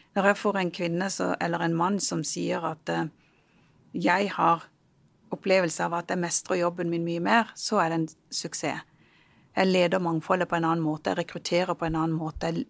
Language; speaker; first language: Norwegian; early bilingual, other home language; Punjabi